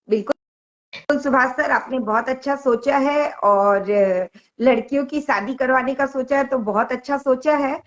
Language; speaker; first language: Hindi; native; Hindi